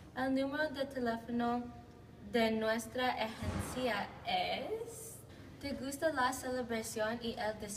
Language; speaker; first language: Spanish; non-native, learner; English